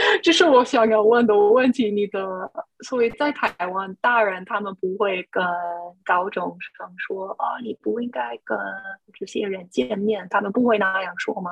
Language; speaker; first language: Chinese; non-native, fluent; English